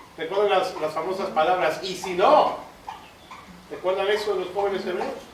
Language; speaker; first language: Spanish; native; Spanish